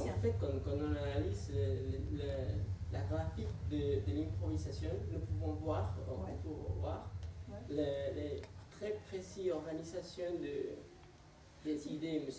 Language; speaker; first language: French; non-native, learner; Spanish